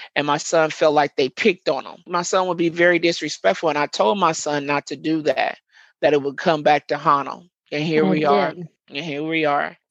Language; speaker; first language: English; native; English